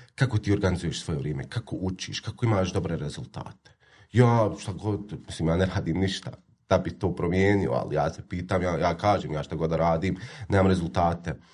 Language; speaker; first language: Croatian; native; Croatian